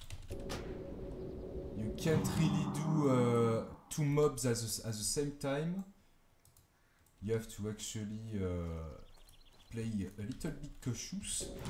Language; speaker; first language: English; non-native, fluent; French